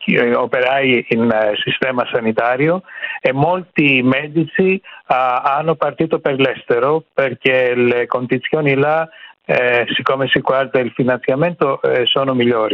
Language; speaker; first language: Italian; non-native, fluent; Greek